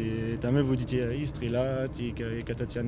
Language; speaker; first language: Russian; non-native, learner; French